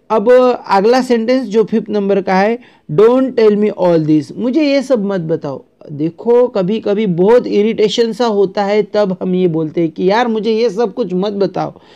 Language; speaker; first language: Hindi; non-native, local second language; Marathi